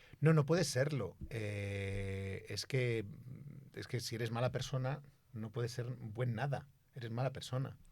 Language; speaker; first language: Spanish; native; Spanish